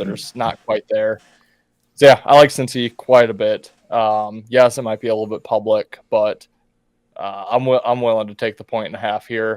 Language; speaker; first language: English; native; English